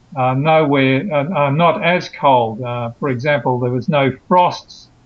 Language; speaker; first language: English; native; English